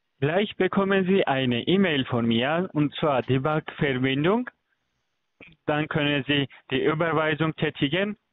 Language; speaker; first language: German; early bilingual, other home language; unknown